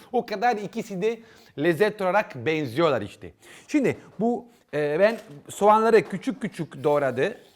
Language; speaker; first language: Turkish; non-native, learner; Italian